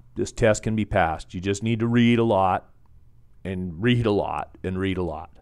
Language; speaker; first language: English; native; English